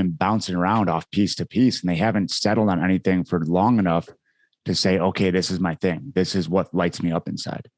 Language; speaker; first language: English; native; English